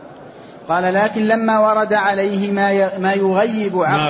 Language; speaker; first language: Arabic; native; Arabic